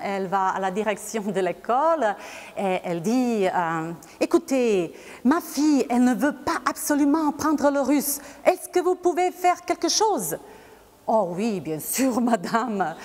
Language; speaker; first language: French; non-native, fluent; Bosnian